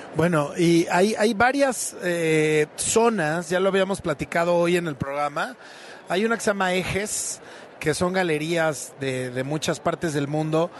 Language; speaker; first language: Spanish; native; Spanish